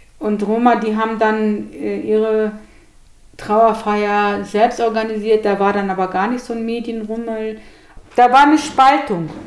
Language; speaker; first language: German; early bilingual, other home language; Turkish